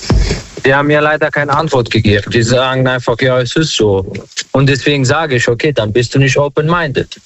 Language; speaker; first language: German; non-native, fluent; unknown